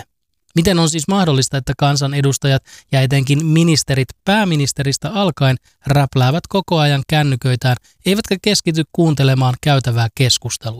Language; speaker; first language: Finnish; native; Finnish